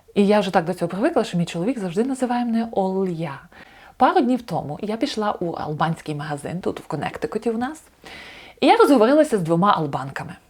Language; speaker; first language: Ukrainian; native; Ukrainian